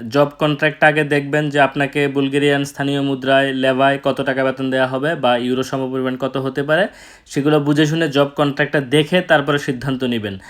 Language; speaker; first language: Bangla; native; Bangla